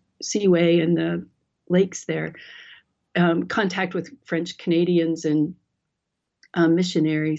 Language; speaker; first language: English; native; English